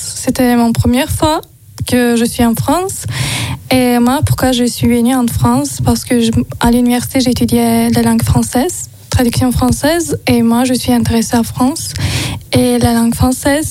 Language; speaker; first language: French; non-native, learner; Azerbaijani